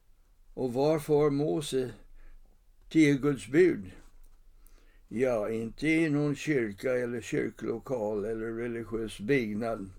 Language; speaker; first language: Swedish; non-native, fluent; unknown